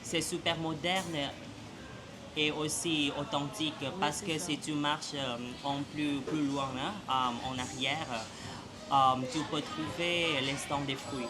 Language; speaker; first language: French; non-native, fluent; Thai